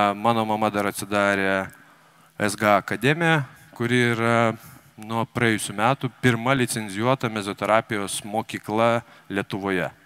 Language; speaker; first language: Lithuanian; native; Lithuanian